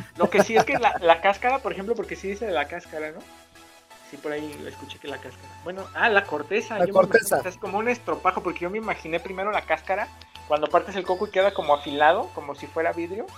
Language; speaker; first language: Spanish; native; Spanish